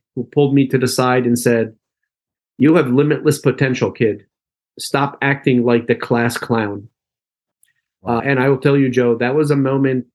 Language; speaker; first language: English; early bilingual, other home language; Arabic